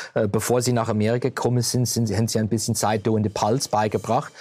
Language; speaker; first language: German; early bilingual, heritage; English